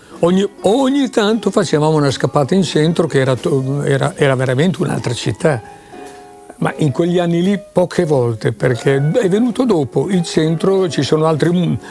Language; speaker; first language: Italian; native; Italian